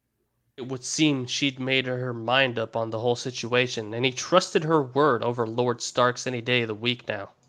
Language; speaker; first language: English; native; English